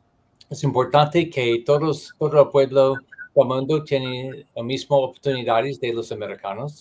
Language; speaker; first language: Spanish; non-native, learner; English